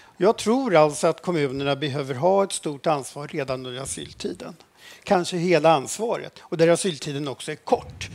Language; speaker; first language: Swedish; native; Swedish